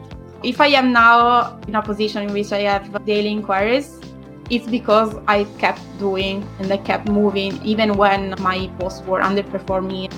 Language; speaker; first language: English; non-native, fluent; Italian